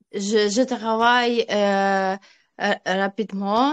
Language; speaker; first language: French; non-native, learner; Ukrainian